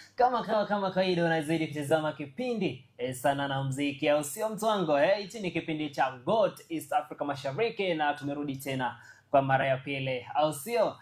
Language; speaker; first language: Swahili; non-native, local second language; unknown